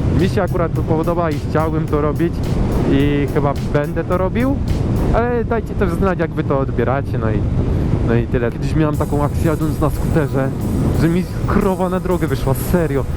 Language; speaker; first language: Polish; native; Polish